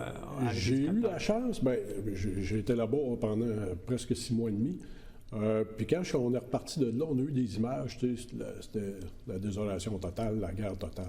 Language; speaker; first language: French; native; French